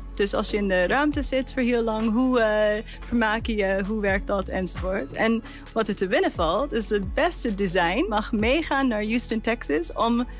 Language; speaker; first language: Dutch; non-native, fluent; English